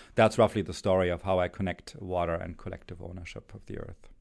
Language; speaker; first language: English; non-native, fluent; German